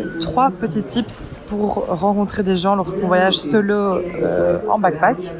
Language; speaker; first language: French; native; French